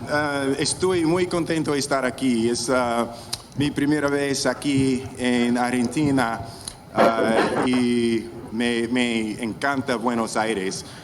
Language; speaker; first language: Portuguese; non-native, learner; English